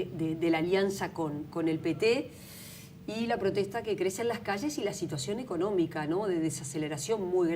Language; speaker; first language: Spanish; native; Spanish